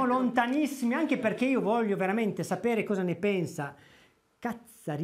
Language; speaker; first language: Italian; native; Italian